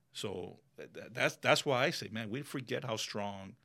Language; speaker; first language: English; early bilingual, other home language; Spanish